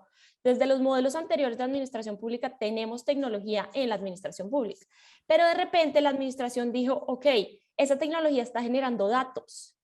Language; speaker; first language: Spanish; native; Spanish